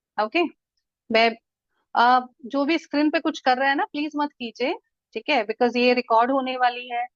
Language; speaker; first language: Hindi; native; Hindi